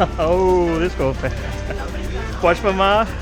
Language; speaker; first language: Portuguese; non-native, learner; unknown